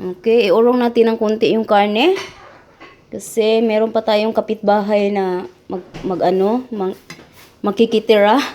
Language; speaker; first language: Filipino; non-native, local second language; Cebuano